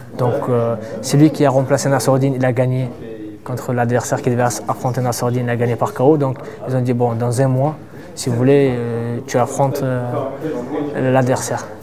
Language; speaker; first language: French; non-native, fluent; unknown